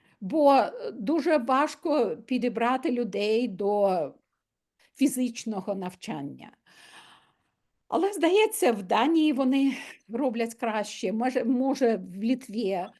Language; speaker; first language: Ukrainian; non-native, local second language; Russian